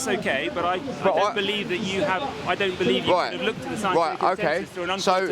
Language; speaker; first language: English; native; English